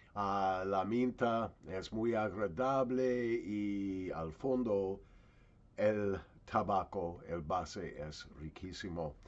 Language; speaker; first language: Spanish; non-native, learner; English